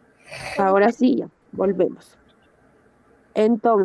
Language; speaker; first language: Spanish; native; Spanish